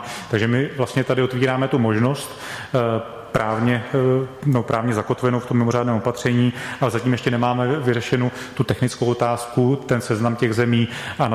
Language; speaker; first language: Czech; native; Czech